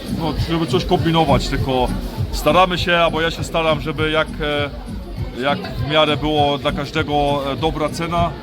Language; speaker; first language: Polish; early bilingual, heritage; Polish